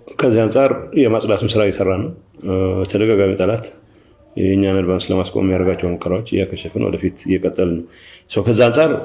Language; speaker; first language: Amharic; non-native, local second language; Tigrinya